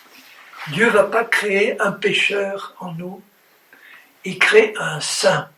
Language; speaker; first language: French; native; French